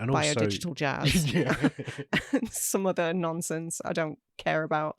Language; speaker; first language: English; native; English